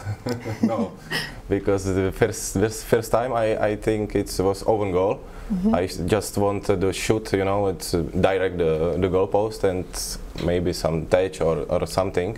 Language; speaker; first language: English; non-native, learner; Czech